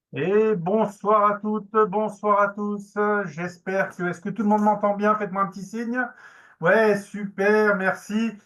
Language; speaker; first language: French; native; French